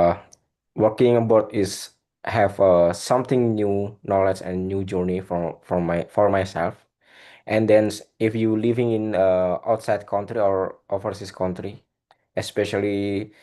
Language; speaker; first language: English; non-native, learner; Indonesian